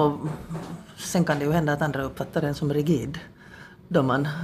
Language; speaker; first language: Swedish; native; Swedish